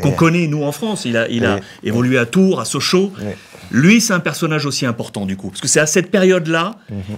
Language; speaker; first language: French; native; French